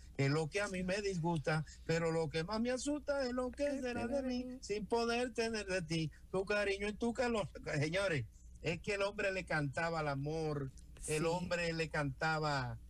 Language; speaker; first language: Spanish; native; Spanish